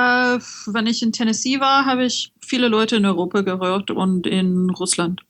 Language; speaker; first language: German; non-native, fluent; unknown